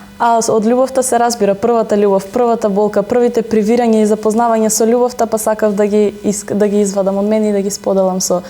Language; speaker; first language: Macedonian; native; Macedonian